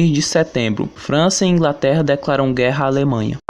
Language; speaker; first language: Portuguese; native; Portuguese